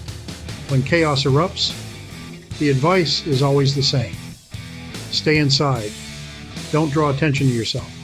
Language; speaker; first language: English; native; English